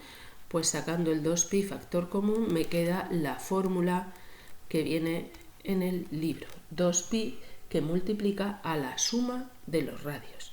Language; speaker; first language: Spanish; native; Spanish